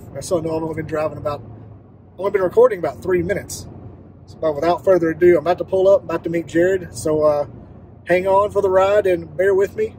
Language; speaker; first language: English; native; English